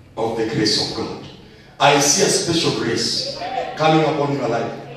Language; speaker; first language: English; non-native, local second language; Swahili